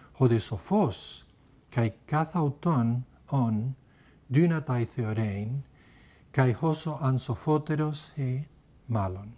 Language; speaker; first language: Greek; non-native, fluent; Spanish